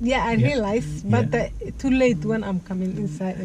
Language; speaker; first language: English; non-native, learner; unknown